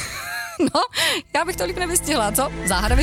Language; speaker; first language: Czech; native; Czech